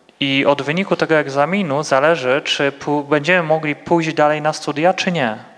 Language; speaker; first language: Polish; native; Polish